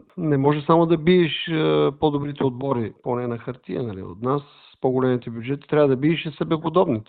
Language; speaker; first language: Bulgarian; native; Bulgarian